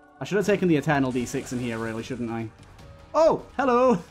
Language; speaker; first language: English; native; English